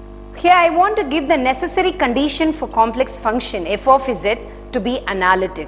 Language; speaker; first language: English; non-native, local second language; Tamil